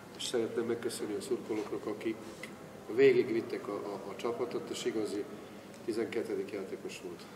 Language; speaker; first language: Hungarian; non-native, fluent; Serbian